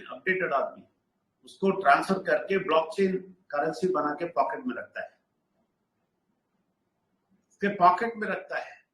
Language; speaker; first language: Hindi; non-native, local second language; Telugu